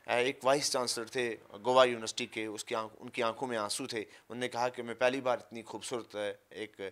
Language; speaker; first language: Urdu; non-native, local second language; Punjabi